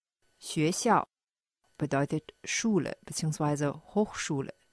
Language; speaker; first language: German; non-native, fluent; Chinese